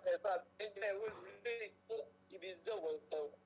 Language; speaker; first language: Arabic; native; Arabic